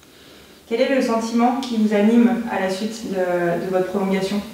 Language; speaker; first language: French; native; French